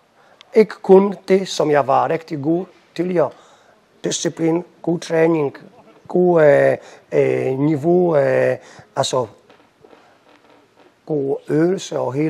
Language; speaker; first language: Danish; non-native, fluent; Polish